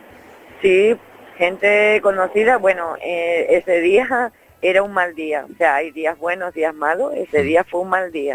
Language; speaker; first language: Spanish; native; Spanish